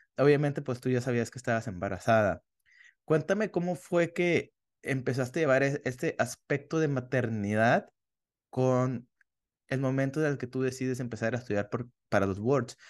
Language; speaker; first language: Spanish; native; Spanish